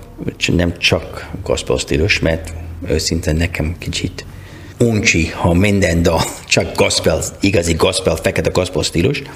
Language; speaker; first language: Hungarian; non-native, learner; English